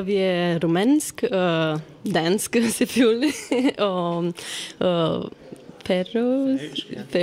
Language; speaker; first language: Danish; non-native, fluent; Romanian